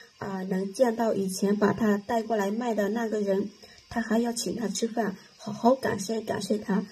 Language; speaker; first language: Chinese; non-native, fluent; Lao